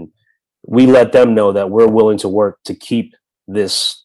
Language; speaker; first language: English; native; English